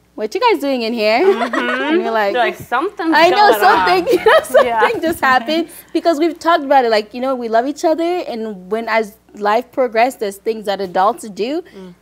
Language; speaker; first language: English; early bilingual, other home language; Haitian Creole